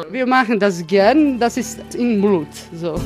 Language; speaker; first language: German; non-native, fluent; Croatian